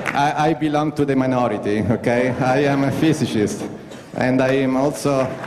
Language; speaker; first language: English; non-native, fluent; Italian